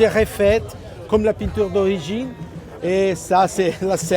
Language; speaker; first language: French; non-native, learner; Italian